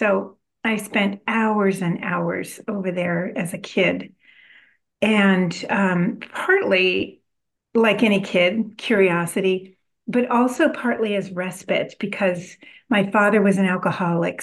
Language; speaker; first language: English; native; English